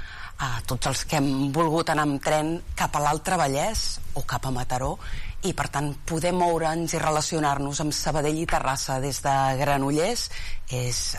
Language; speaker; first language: Catalan; native; Catalan